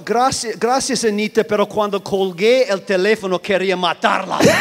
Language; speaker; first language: Spanish; non-native, fluent; English